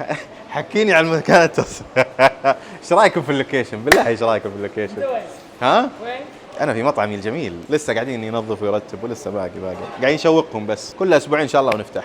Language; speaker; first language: Arabic; native; Arabic